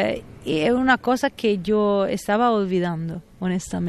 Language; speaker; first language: Spanish; non-native, fluent; Italian